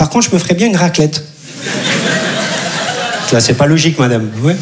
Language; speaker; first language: French; early bilingual, other home language; Turkish